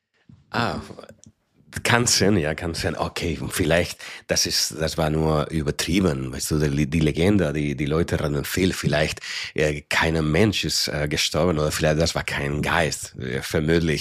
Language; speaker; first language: German; non-native, fluent; Spanish